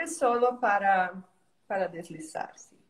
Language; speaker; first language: Spanish; non-native, learner; Portuguese